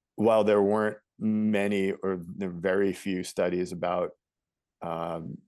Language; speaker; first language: English; native; English